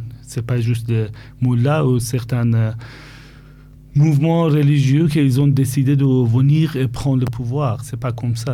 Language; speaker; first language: French; non-native, fluent; Persian